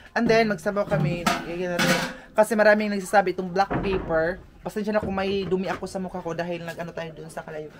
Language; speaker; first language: Filipino; non-native, local second language; Cebuano